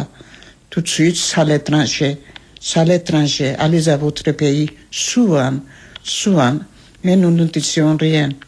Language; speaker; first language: French; early bilingual, other home language; Armenian